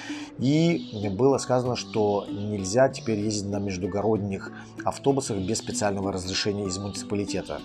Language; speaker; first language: Russian; native; Russian